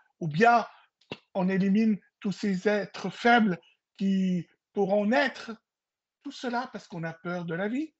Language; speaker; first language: French; non-native, local second language; Arabic